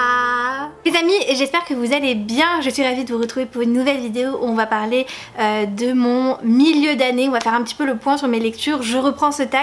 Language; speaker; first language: French; native; French